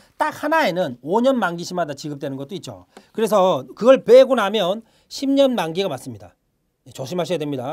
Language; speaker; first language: Korean; native; Korean